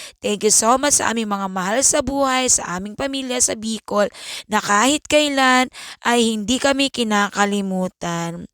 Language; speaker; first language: Filipino; native; Filipino